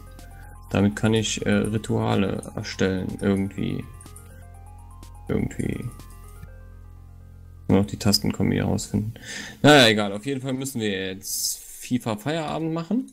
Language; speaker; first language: German; native; German